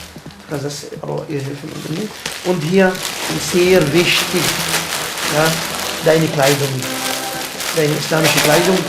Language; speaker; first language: German; non-native, fluent; Arabic